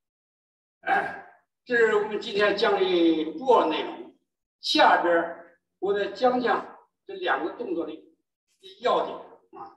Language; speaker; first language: Chinese; native; Chinese